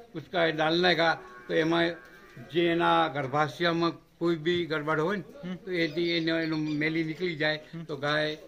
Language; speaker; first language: Hindi; non-native, local second language; Gujarati